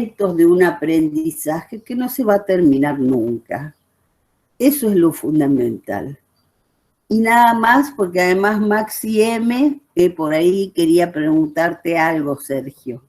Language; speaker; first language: Spanish; native; Spanish